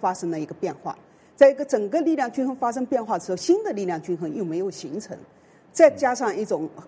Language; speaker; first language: Chinese; native; Chinese